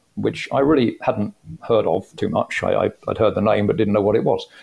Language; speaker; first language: English; native; English